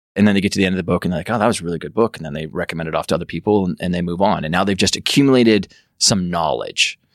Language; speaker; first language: English; native; English